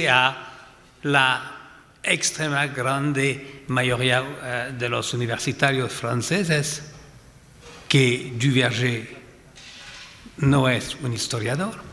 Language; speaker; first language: Spanish; non-native, fluent; French